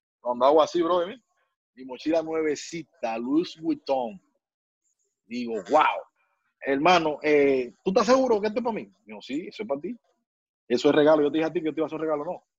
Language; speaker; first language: Spanish; native; Spanish